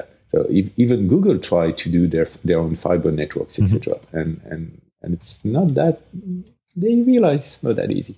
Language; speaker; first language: English; non-native, fluent; French